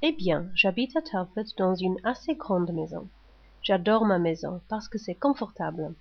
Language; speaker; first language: French; non-native, learner; English